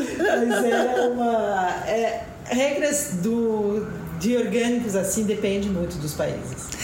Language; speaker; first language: Portuguese; non-native, fluent; French